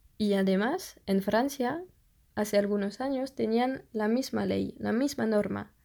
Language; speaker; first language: Spanish; non-native, fluent; French